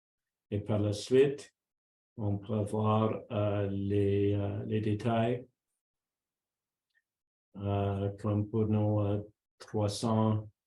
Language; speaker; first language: French; non-native, local second language; English